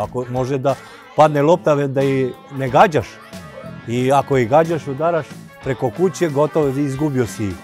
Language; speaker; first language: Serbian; non-native, local second language; Romanian